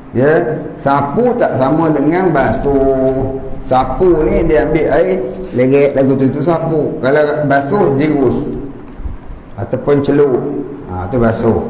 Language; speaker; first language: Malay; native; Malay